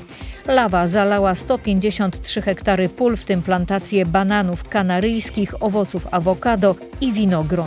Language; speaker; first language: Polish; native; Polish